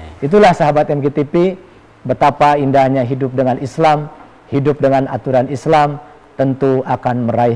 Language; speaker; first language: Indonesian; native; Indonesian